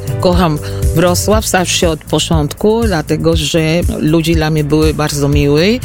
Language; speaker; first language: Polish; non-native, fluent; Spanish